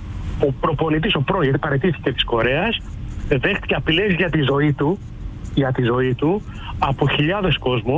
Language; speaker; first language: Greek; native; Greek